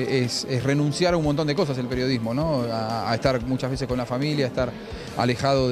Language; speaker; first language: Spanish; native; Spanish